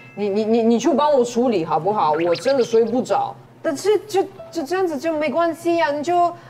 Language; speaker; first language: Chinese; non-native, fluent; Ukrainian